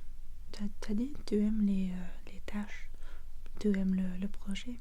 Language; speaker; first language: French; non-native, fluent; English